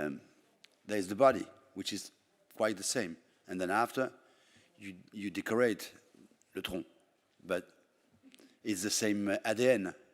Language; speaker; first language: English; non-native, fluent; French